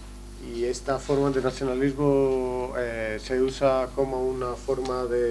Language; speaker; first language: Spanish; non-native, learner; Greek